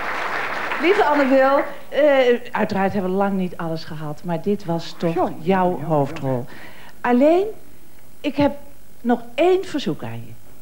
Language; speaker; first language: Dutch; native; Dutch